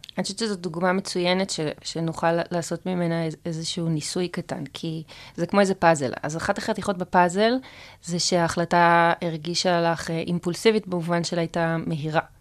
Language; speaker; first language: Hebrew; native; Hebrew